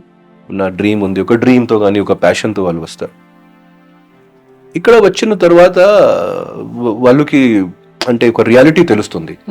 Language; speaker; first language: Telugu; non-native, fluent; Hindi